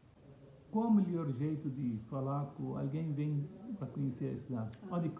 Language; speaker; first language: Portuguese; non-native, fluent; Arabic